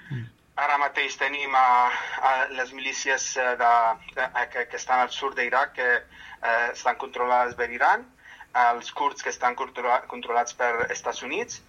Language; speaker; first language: Catalan; non-native, fluent; Arabic